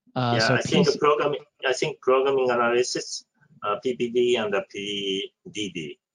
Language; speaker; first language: English; non-native, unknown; Japanese